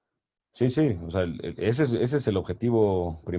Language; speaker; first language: Spanish; native; Spanish